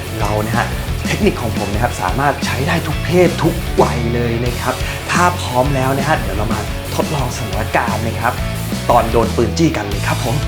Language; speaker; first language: Thai; native; Thai